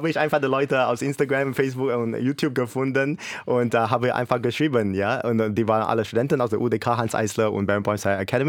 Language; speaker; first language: German; non-native, fluent; English